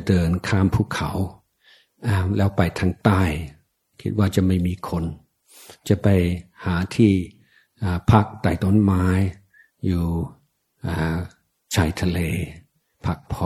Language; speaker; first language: Thai; non-native, fluent; English